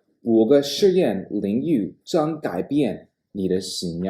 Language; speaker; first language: Chinese; non-native, fluent; English